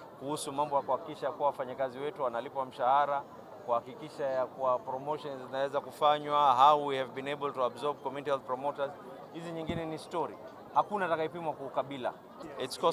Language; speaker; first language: Swahili; native; Swahili